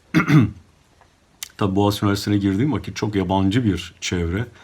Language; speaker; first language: Turkish; native; Turkish